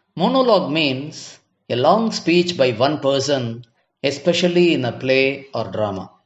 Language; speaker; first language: English; non-native, local second language; Tamil